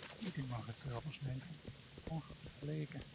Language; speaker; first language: German; native; German